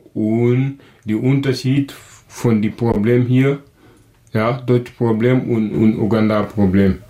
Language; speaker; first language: German; non-native, learner; Wolof